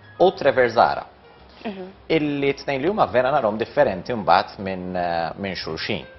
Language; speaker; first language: Maltese; native; Maltese